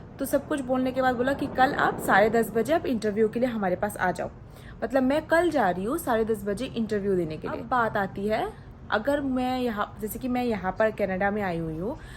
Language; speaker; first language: Hindi; non-native, local second language; Odia